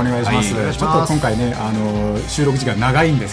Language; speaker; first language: Japanese; native; Japanese